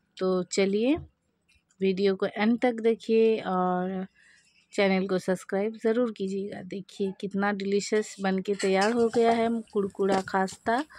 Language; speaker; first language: Hindi; non-native, local second language; Bangla